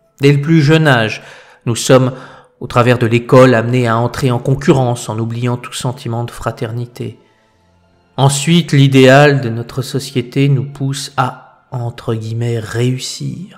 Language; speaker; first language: French; native; French